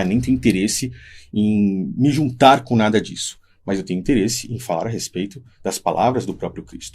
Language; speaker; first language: Portuguese; native; Portuguese